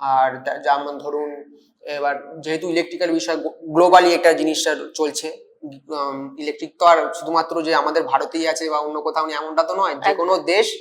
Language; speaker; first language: Bangla; native; Bangla